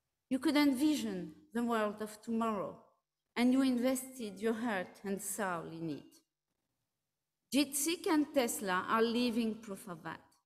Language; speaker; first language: English; non-native, fluent; French